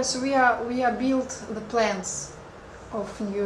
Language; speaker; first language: English; non-native, learner; Russian